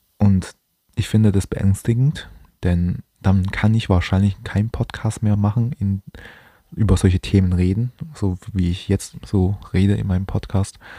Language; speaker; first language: German; non-native, fluent; Chinese